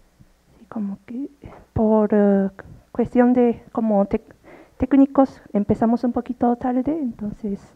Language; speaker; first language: Spanish; non-native, fluent; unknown